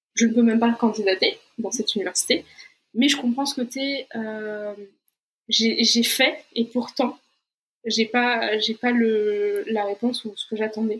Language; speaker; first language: French; non-native, fluent; Portuguese